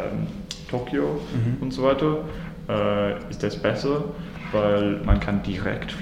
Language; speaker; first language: German; non-native, learner; English